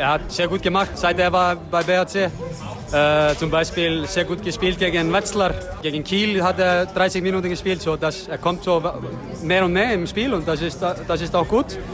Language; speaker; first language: German; non-native, fluent; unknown